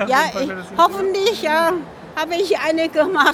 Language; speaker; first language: German; non-native, learner; Min Nan Chinese